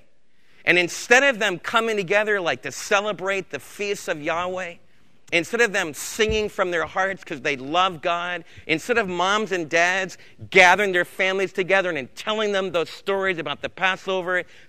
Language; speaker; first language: English; native; English